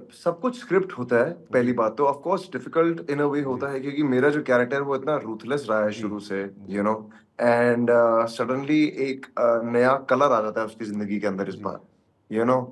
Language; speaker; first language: Hindi; native; Hindi